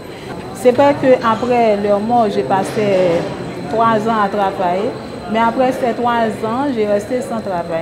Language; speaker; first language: French; non-native, local second language; Haitian Creole